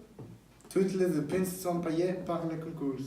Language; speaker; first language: French; non-native, learner; Spanish